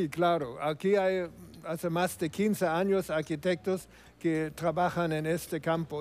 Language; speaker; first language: Spanish; non-native, fluent; German